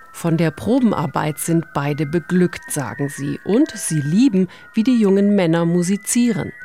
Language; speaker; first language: German; native; German